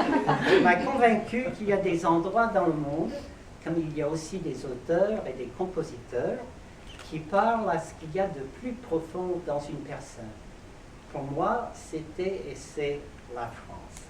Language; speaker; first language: French; non-native, fluent; English